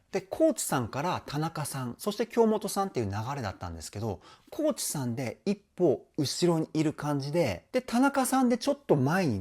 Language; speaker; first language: Japanese; native; Japanese